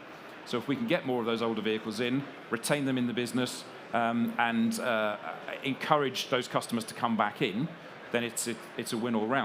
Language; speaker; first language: English; native; English